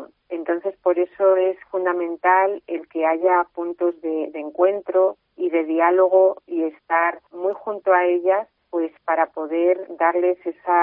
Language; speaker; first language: Spanish; native; Spanish